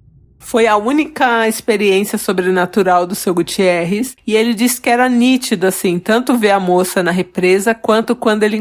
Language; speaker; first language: Portuguese; native; Portuguese